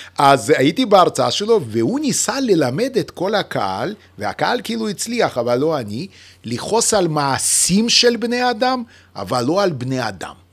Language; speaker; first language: Hebrew; non-native, fluent; Yiddish